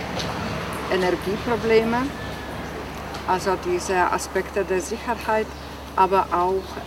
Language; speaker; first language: German; non-native, fluent; Polish